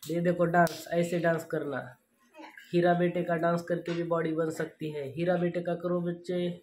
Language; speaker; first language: Hindi; non-native, local second language; Marathi